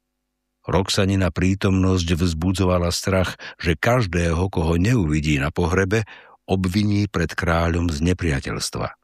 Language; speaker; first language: Slovak; native; Slovak